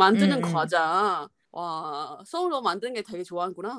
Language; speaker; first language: Korean; non-native, fluent; Chinese